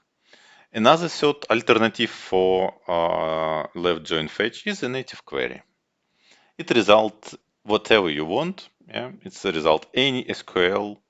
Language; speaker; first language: English; non-native, fluent; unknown